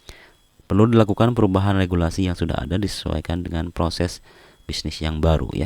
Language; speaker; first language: Indonesian; native; Indonesian